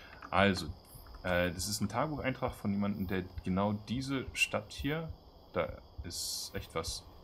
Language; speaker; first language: German; native; German